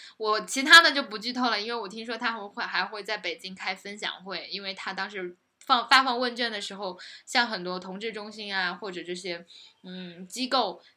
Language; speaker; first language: Chinese; native; Chinese